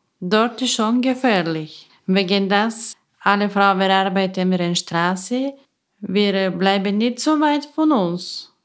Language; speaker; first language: German; non-native, learner; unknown